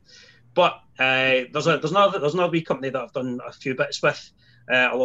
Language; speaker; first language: English; native; English